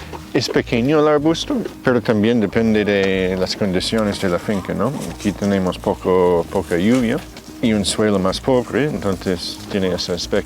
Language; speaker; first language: Spanish; non-native, fluent; English